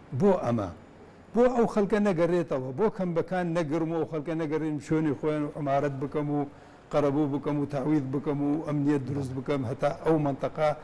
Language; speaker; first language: Central Kurdish; non-native, local second language; Kurdish